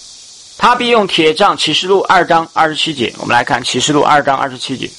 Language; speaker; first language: Chinese; native; Chinese